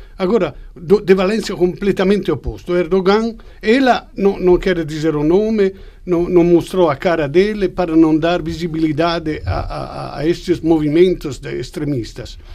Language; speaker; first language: Portuguese; non-native, fluent; Italian